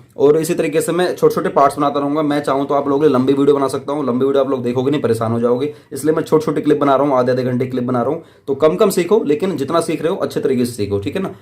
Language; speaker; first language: Hindi; native; Hindi